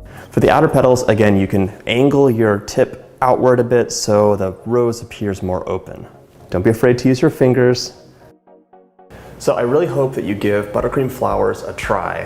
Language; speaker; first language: English; native; English